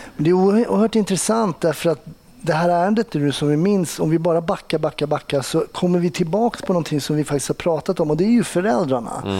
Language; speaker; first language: Swedish; native; Swedish